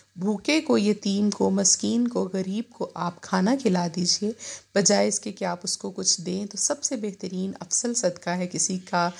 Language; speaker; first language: Urdu; native; Urdu